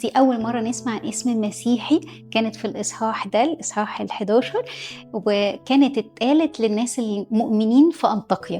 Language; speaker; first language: Arabic; native; Arabic